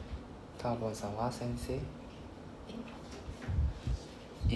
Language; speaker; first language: Japanese; non-native, fluent; English